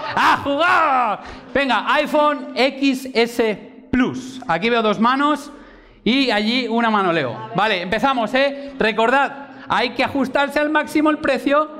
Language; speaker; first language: Spanish; native; Spanish